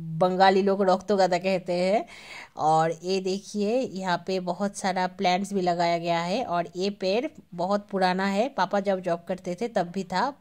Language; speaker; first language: Hindi; non-native, local second language; Bangla